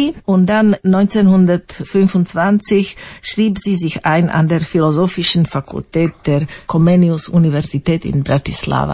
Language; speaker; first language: German; non-native, fluent; Slovak